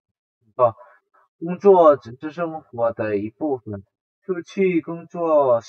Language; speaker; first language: Chinese; non-native, fluent; Indonesian